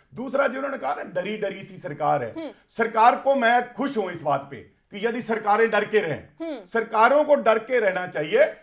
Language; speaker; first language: Hindi; native; Hindi